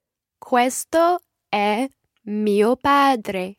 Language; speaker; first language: Italian; non-native, learner; English